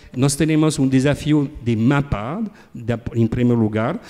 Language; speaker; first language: Portuguese; non-native, learner; French